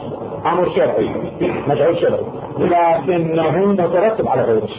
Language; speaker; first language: Arabic; native; Arabic